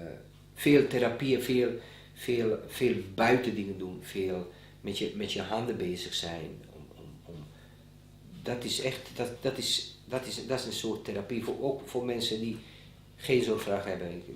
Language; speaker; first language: Dutch; non-native, fluent; Bosnian